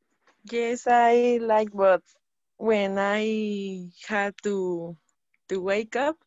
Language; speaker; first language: English; non-native, learner; Spanish